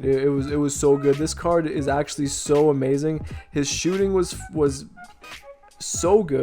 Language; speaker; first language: English; native; English